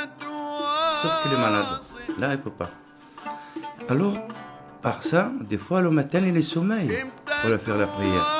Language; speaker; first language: French; non-native, local second language; Arabic